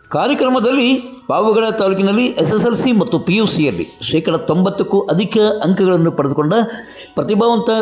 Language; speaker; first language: Kannada; native; Kannada